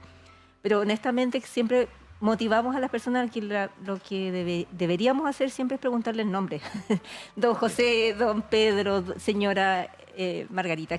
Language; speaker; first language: Spanish; native; Spanish